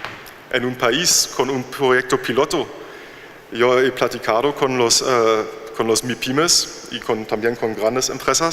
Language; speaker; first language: Spanish; non-native, fluent; German